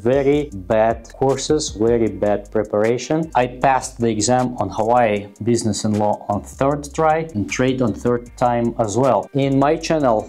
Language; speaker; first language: English; non-native, fluent; Russian